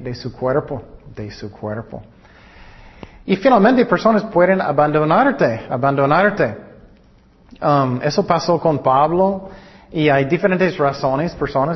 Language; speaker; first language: Spanish; non-native, learner; English